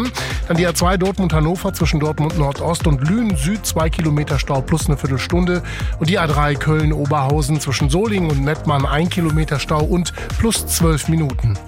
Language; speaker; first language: German; native; German